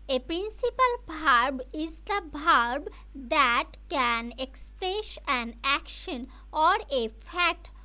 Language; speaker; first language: English; non-native, local second language; Bangla